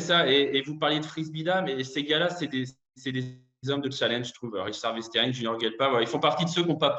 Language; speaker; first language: French; native; French